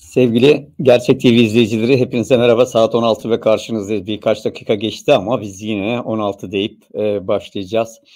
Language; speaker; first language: Turkish; native; Turkish